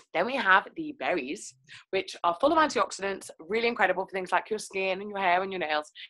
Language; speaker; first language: English; native; English